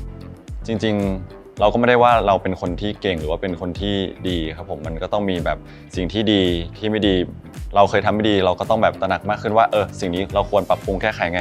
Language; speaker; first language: Thai; native; Thai